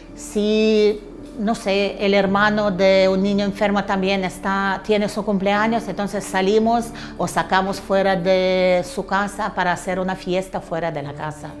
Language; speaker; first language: Spanish; non-native, fluent; Ukrainian